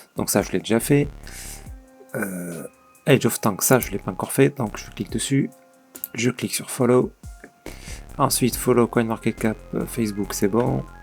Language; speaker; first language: French; native; French